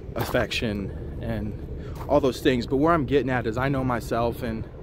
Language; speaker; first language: English; native; English